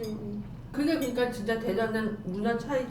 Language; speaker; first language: Korean; native; Korean